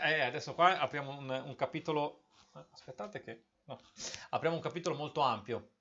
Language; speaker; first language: Italian; native; Italian